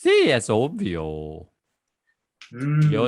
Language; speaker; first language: Spanish; non-native, fluent; English